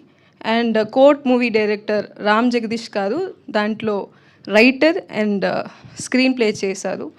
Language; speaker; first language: Telugu; non-native, learner; Tamil